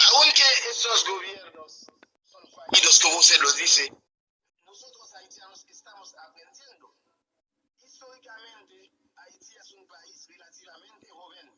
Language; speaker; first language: Spanish; non-native, fluent; Haitian Creole